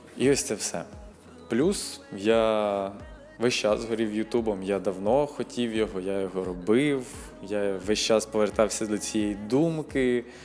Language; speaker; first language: Ukrainian; non-native, local second language; Russian